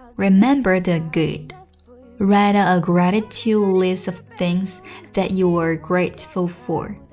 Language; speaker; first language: English; non-native, fluent; Chinese